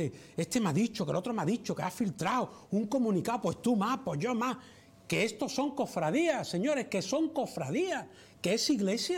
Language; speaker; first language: Spanish; native; Spanish